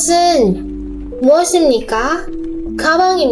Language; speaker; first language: Korean; non-native, fluent; Indonesian